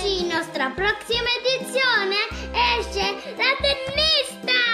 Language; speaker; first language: Italian; early bilingual, other home language; Spanish